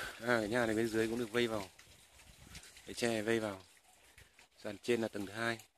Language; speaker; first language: Vietnamese; non-native, local second language; Tày